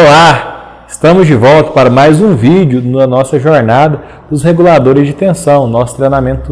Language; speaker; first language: Portuguese; native; Portuguese